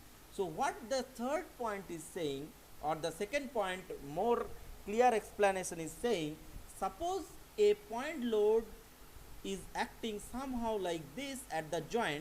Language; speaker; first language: English; non-native, local second language; Bangla